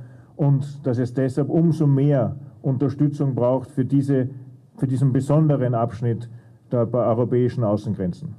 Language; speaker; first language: German; native; German